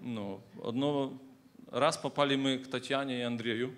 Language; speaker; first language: Polish; non-native, learner; Russian